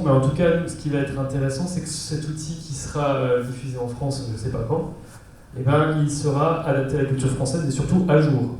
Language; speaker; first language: French; native; French